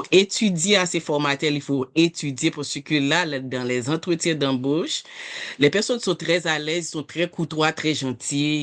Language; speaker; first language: French; non-native, local second language; Haitian Creole